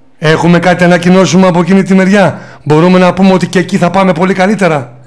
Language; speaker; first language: Greek; native; Greek